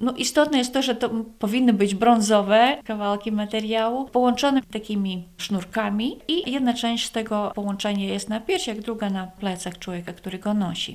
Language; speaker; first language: Polish; non-native, fluent; Latvian